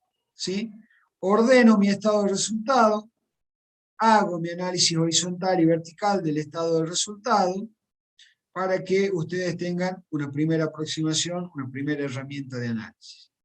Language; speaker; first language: Spanish; native; Spanish